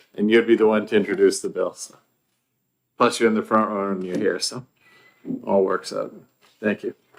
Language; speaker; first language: English; native; English